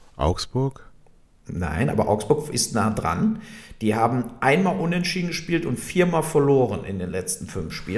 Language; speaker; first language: German; native; German